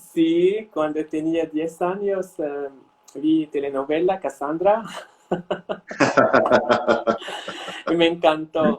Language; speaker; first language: Spanish; non-native, fluent; Arabic